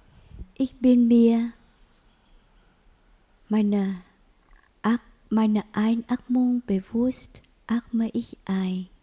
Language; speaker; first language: German; non-native, learner; Vietnamese